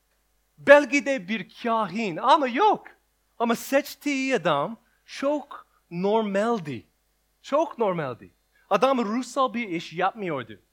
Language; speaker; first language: Turkish; non-native, learner; English